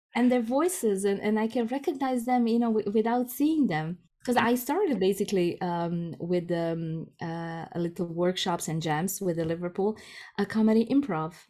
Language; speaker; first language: English; non-native, fluent; Croatian